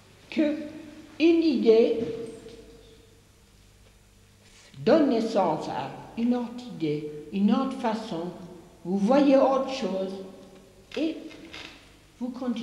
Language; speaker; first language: French; non-native, fluent; English